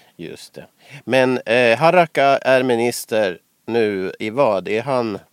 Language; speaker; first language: Swedish; native; Swedish